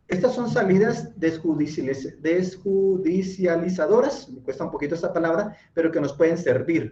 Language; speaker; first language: Spanish; native; Spanish